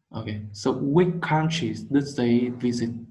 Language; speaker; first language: English; non-native, learner; Vietnamese